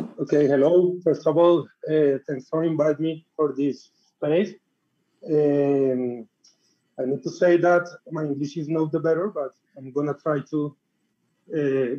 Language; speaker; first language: English; non-native, learner; Spanish